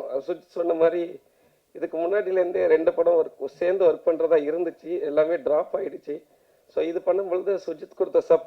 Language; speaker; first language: Tamil; native; Tamil